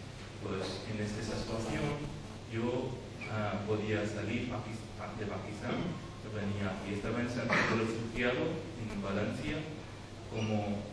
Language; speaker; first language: Spanish; non-native, learner; Urdu